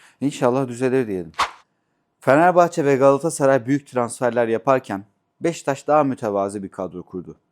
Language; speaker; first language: Turkish; native; Turkish